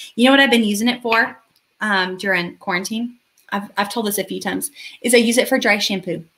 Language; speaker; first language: English; native; English